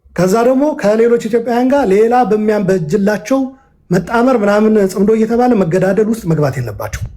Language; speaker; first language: Amharic; non-native, local second language; Tigrinya